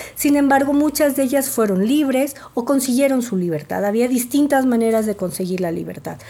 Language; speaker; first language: Spanish; native; Spanish